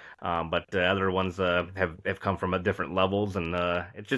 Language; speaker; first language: English; native; English